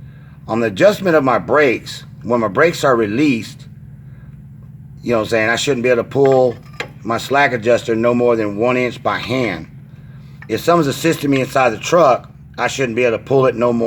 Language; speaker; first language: English; native; English